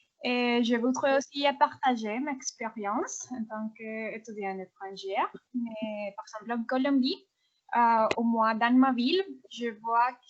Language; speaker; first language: French; non-native, fluent; Spanish